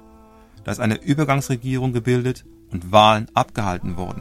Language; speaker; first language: German; native; German